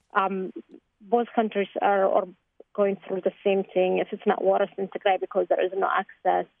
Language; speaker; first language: English; non-native, fluent; Tigrinya